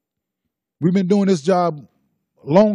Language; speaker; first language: English; native; English